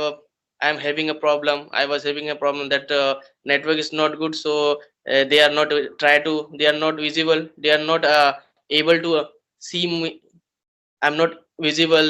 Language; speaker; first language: English; non-native, learner; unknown